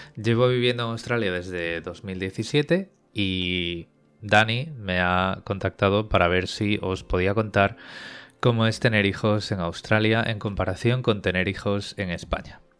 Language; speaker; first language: Spanish; native; Spanish